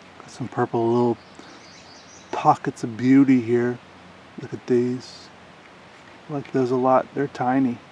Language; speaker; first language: English; native; English